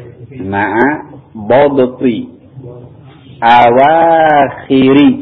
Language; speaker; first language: Arabic; non-native, fluent; Indonesian